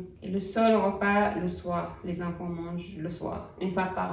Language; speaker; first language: French; non-native, learner; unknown